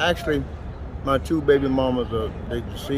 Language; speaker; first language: English; native; English